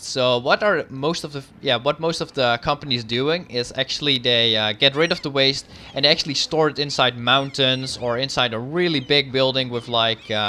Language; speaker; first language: English; non-native, fluent; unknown